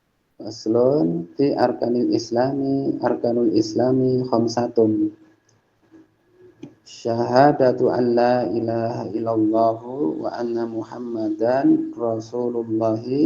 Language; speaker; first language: Arabic; non-native, learner; Indonesian